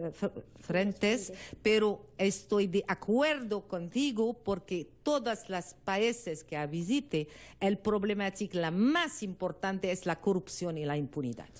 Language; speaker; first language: Spanish; non-native, learner; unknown